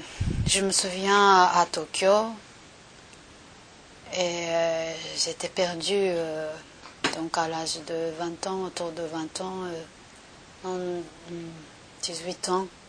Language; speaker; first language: French; non-native, learner; Japanese